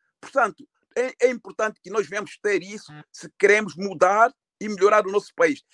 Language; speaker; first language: Portuguese; native; Portuguese